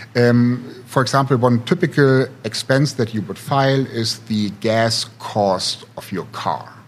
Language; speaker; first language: English; non-native, fluent; German